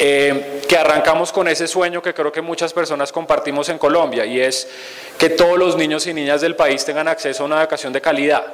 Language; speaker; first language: Spanish; native; Spanish